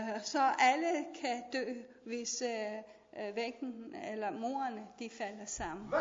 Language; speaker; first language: Danish; non-native, learner; Persian